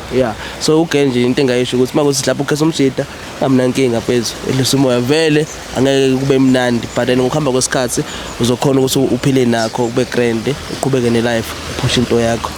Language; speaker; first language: Zulu; native; Zulu